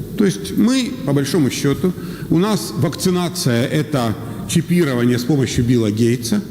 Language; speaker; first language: Russian; native; Russian